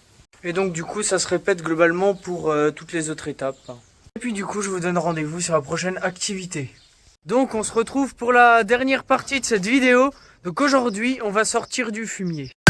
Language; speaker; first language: French; native; French